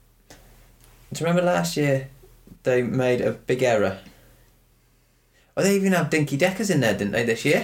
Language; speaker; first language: English; native; English